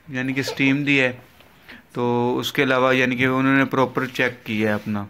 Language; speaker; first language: Urdu; non-native, local second language; Punjabi